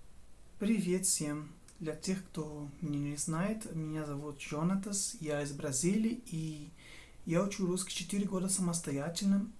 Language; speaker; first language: Russian; non-native, fluent; Portuguese